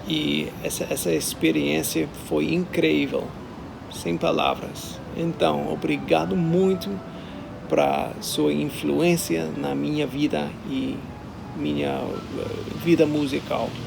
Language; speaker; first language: Portuguese; non-native, learner; English